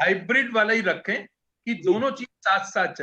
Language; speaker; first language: Hindi; native; Hindi